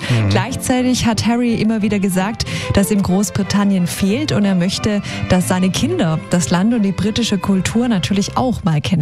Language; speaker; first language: German; native; German